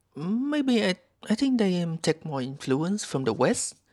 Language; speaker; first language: English; non-native, learner; Vietnamese